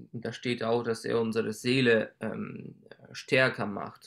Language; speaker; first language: German; non-native, learner; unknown